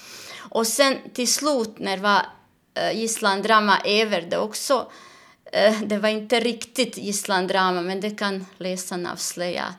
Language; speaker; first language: Swedish; non-native, fluent; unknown